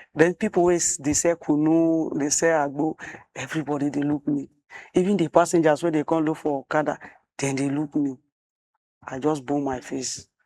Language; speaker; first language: Nigerian Pidgin; non-native, local second language; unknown